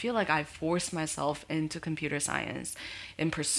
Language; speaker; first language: English; early bilingual, other home language; Korean